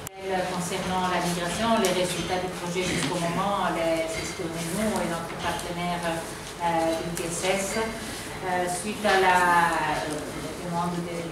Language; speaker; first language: French; non-native, local second language; Arabic